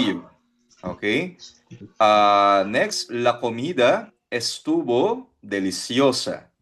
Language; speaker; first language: Spanish; non-native, fluent; Filipino